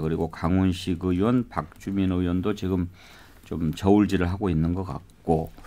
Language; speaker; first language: Korean; native; Korean